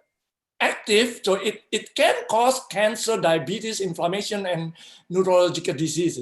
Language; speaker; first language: English; non-native, fluent; Indonesian